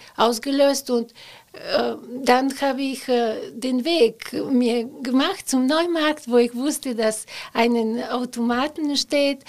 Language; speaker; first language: German; non-native, fluent; Bulgarian